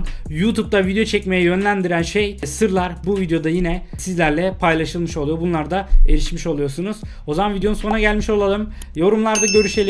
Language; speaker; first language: Turkish; native; Turkish